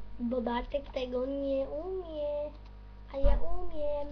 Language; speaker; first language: Polish; native; Polish